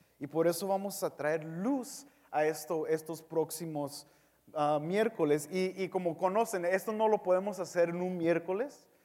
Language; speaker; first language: Spanish; early bilingual, heritage; Spanish